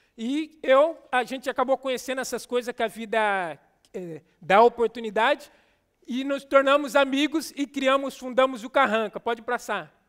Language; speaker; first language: Portuguese; native; Portuguese